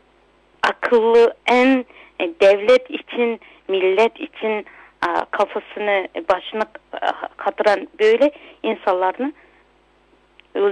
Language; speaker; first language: Turkish; non-native, local second language; Uyghur